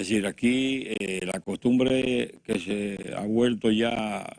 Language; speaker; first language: Spanish; native; Spanish